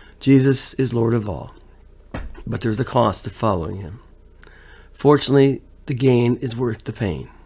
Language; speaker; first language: English; native; English